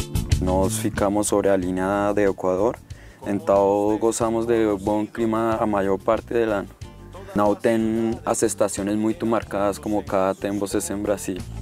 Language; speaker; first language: Portuguese; non-native, learner; Spanish